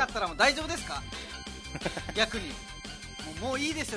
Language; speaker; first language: Japanese; non-native, fluent; Nepali